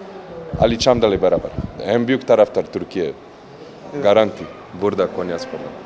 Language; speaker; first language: Turkish; non-native, learner; Slovenian